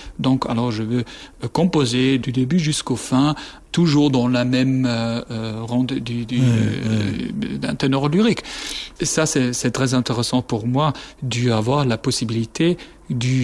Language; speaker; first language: French; non-native, fluent; German